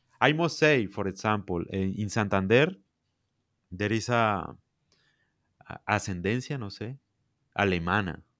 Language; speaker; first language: English; non-native, learner; Spanish